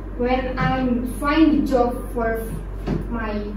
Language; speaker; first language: English; non-native, learner; Indonesian